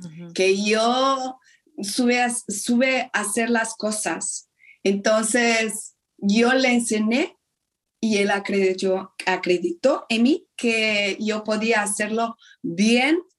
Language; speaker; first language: Spanish; non-native, fluent; Portuguese